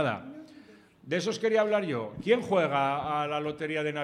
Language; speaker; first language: Spanish; native; Spanish